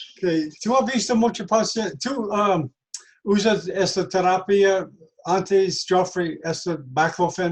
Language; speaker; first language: Spanish; non-native, learner; English